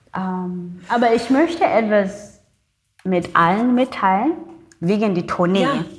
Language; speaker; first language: German; non-native, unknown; Xhosa